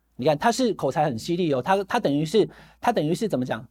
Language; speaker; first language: Chinese; native; Chinese